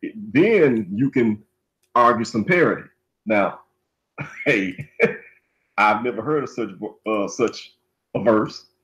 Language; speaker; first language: English; native; English